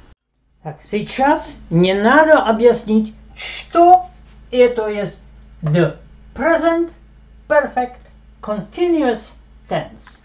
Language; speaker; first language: Russian; non-native, fluent; Slovak